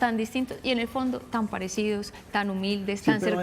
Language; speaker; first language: Spanish; native; Spanish